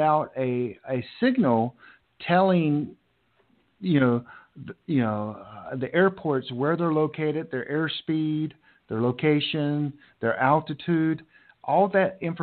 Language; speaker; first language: English; native; English